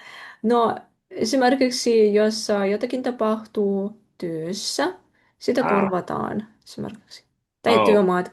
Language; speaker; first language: Finnish; non-native, fluent; Russian